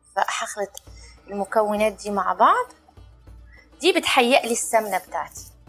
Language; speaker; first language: Arabic; native; Arabic